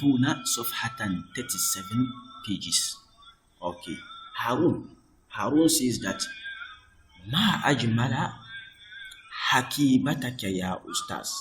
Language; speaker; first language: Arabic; non-native, fluent; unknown